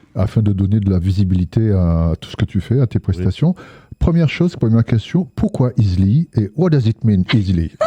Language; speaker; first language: French; native; French